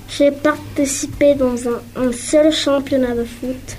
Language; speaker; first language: French; non-native, learner; Spanish